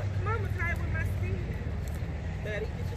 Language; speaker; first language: English; native; English